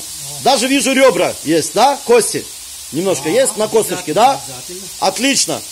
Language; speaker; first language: Russian; native; Russian